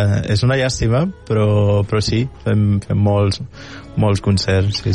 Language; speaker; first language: Catalan; non-native, fluent; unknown